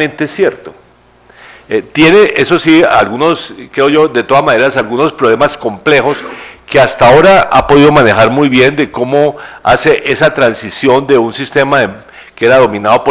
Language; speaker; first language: Spanish; native; Spanish